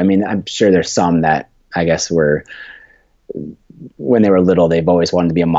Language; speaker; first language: English; native; English